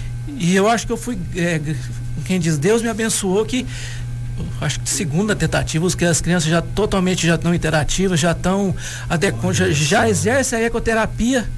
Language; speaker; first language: Portuguese; native; Portuguese